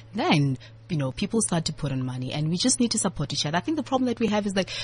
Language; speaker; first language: English; non-native, local second language; Southern Sotho